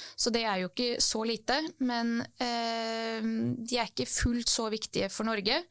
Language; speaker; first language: Norwegian; early bilingual, other home language; Bosnian